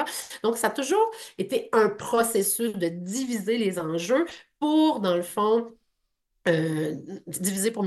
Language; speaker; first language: French; native; French